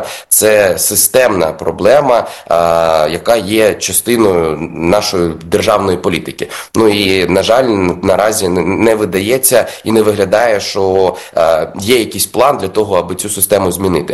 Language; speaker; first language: Ukrainian; native; Ukrainian